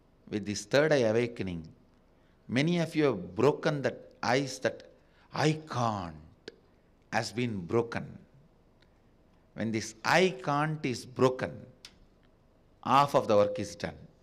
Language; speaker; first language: English; non-native, local second language; Tamil